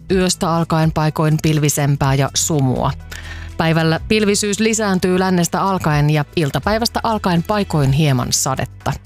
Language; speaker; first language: Finnish; native; Finnish